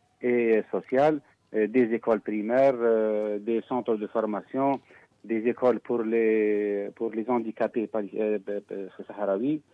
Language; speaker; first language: French; non-native, local second language; Arabic